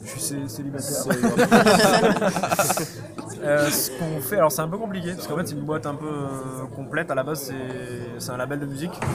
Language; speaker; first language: French; native; French